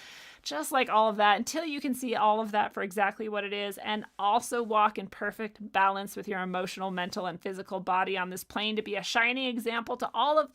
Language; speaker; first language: English; native; English